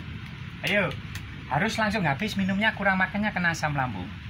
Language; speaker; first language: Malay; non-native, local second language; Javanese